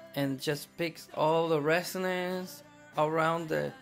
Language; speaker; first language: English; non-native, fluent; Spanish